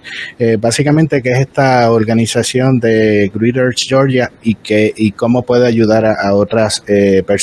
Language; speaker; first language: Spanish; native; Spanish